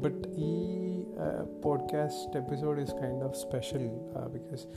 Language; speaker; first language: English; non-native, local second language; Malayalam